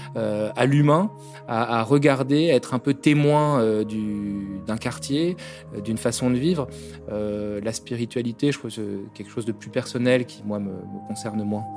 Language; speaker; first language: French; native; French